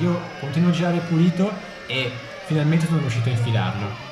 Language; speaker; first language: Italian; native; Italian